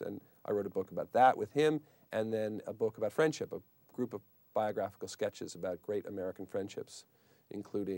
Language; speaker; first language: English; native; English